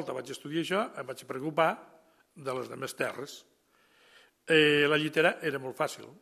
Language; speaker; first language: Catalan; native; Catalan